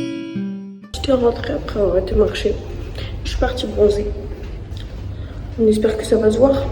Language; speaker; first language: French; native; French